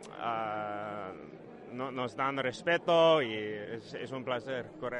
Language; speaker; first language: Spanish; non-native, learner; English